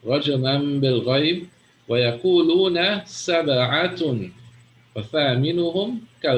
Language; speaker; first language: Arabic; non-native, fluent; English